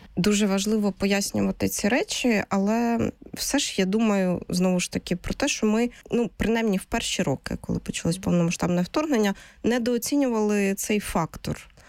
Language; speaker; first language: Ukrainian; native; Ukrainian